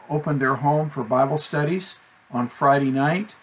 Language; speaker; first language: English; native; English